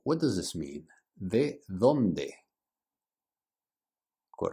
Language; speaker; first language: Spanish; early bilingual, heritage; Spanish